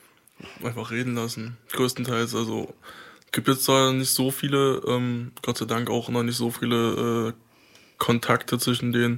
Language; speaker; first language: German; native; German